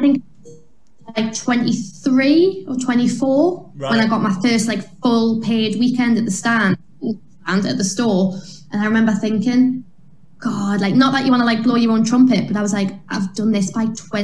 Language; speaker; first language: English; native; English